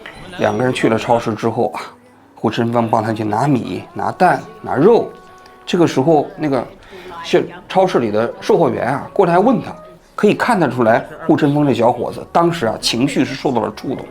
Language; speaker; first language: Chinese; native; Chinese